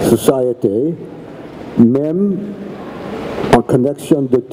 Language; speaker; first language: French; non-native, learner; English